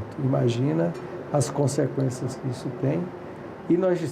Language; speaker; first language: Portuguese; native; Portuguese